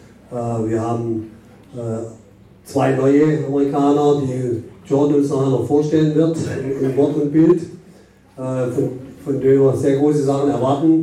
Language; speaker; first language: German; native; German